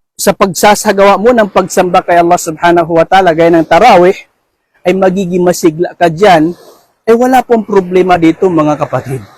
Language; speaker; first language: Filipino; non-native, local second language; Maranao